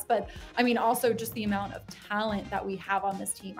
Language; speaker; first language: English; native; English